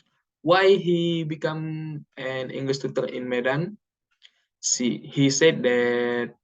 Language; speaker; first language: English; non-native, learner; Indonesian